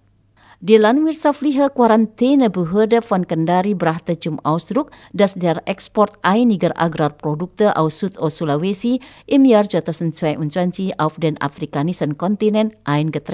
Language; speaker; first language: German; non-native, fluent; Indonesian